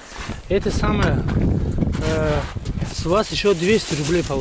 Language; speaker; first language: Russian; non-native, fluent; Tajik